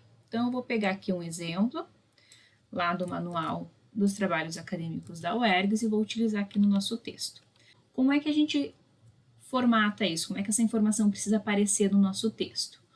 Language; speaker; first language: Portuguese; native; Portuguese